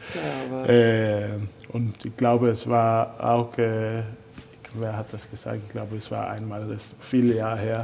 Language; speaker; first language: German; non-native, fluent; Danish